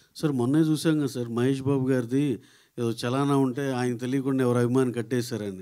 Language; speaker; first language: Telugu; native; Telugu